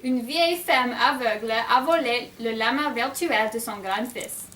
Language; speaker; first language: French; non-native, learner; English